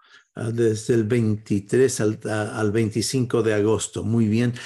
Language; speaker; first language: Spanish; non-native, fluent; English